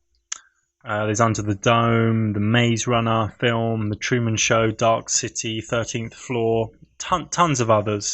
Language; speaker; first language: English; native; English